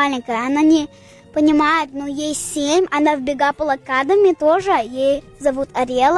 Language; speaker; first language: Russian; early bilingual, heritage; English